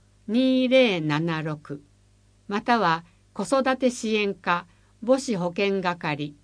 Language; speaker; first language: Japanese; native; Japanese